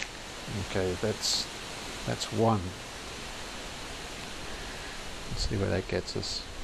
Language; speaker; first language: English; native; English